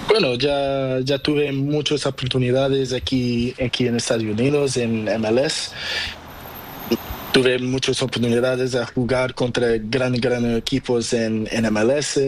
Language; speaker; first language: Spanish; non-native, learner; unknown